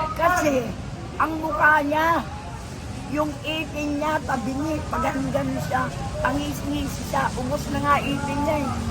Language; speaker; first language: Filipino; non-native, local second language; Iloko